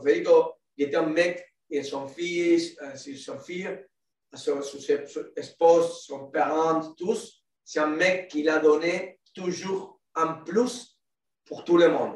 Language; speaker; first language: French; non-native, learner; Spanish